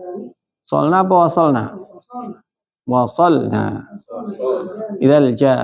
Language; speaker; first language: Arabic; non-native, fluent; Indonesian